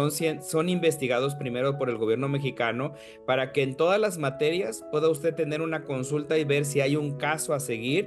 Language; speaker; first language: Spanish; native; Spanish